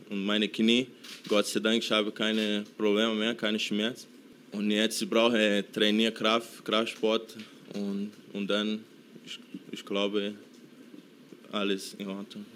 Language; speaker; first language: German; non-native, learner; Portuguese